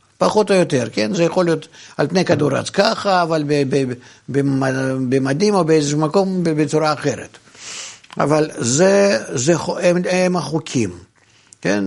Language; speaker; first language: Hebrew; non-native, fluent; Russian